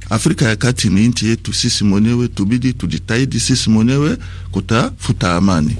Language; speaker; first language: Swahili; non-native, fluent; Sango